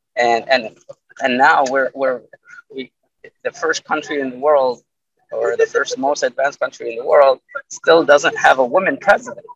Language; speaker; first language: English; early bilingual, other home language; Arabic